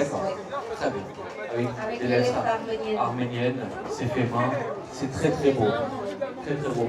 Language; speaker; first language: French; native; French